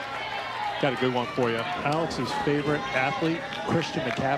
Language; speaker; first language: English; native; English